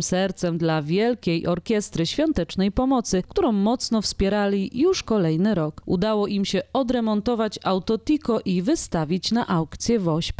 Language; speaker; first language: Polish; native; Polish